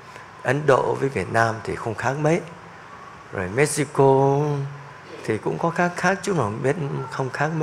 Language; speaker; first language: Vietnamese; native; Vietnamese